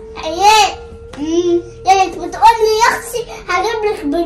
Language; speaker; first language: Arabic; native; Arabic